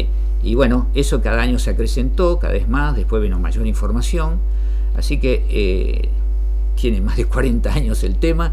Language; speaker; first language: Spanish; native; Spanish